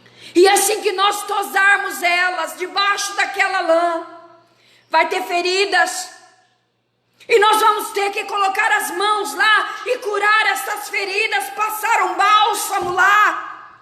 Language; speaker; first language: Portuguese; native; Portuguese